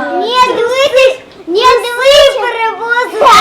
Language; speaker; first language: Ukrainian; non-native, local second language; Russian